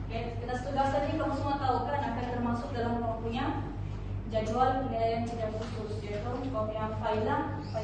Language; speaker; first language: Malay; native; Malay